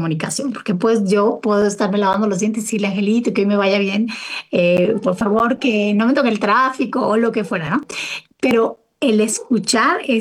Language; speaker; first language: Spanish; native; Spanish